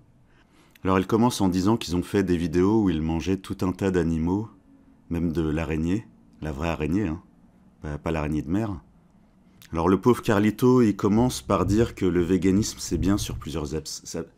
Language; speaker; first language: French; native; French